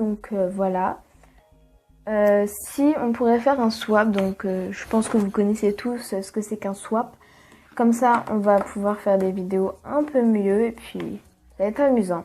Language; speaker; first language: French; native; French